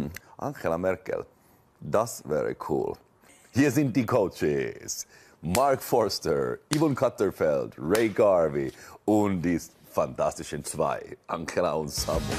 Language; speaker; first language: German; non-native, learner; Finnish